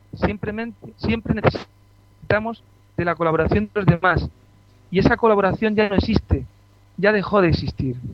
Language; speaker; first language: Spanish; native; Spanish